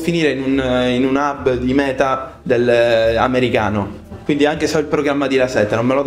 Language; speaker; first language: Italian; native; Italian